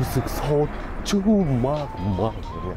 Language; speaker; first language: Thai; non-native, learner; Japanese